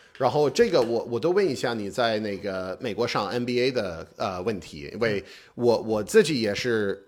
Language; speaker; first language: Chinese; non-native, fluent; English